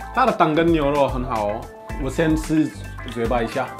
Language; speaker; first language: Chinese; non-native, fluent; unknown